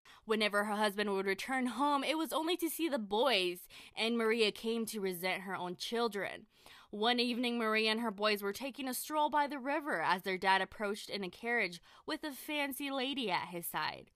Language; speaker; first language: English; early bilingual, other home language; Spanish